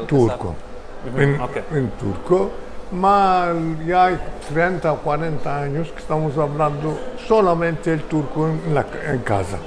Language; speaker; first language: Spanish; early bilingual, heritage; Ladino